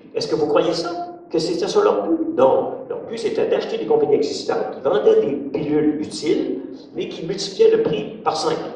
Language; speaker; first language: French; native; French